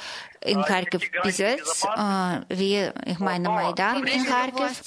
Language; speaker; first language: German; non-native, fluent; Russian